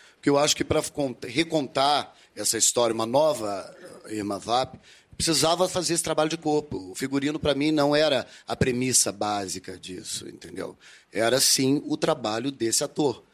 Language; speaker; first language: Portuguese; native; Portuguese